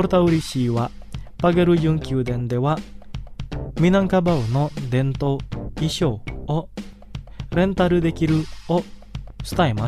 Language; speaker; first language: Japanese; non-native, fluent; Indonesian